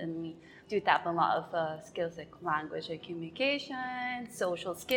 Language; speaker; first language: English; non-native, local second language; Filipino